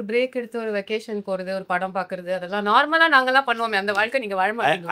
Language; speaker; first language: Tamil; native; Tamil